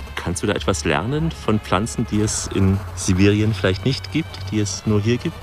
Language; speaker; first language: German; native; German